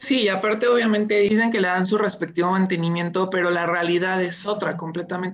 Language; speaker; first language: Spanish; native; Spanish